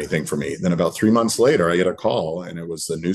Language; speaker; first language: English; native; English